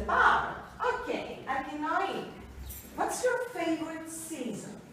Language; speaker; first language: English; non-native, fluent; Greek